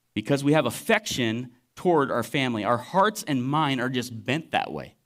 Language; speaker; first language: English; native; English